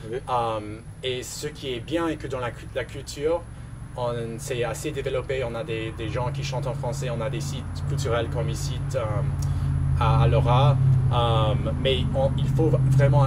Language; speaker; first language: French; non-native, local second language; English